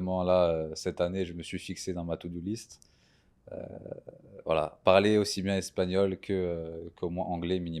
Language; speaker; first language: French; native; French